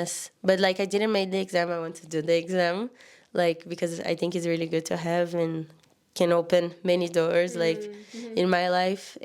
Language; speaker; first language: English; non-native, learner; Portuguese